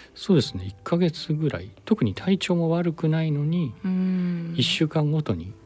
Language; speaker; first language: Japanese; native; Japanese